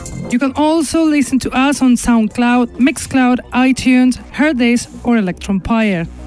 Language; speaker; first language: English; non-native, fluent; Spanish